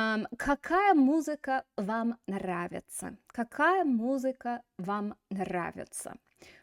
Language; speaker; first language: Russian; non-native, fluent; English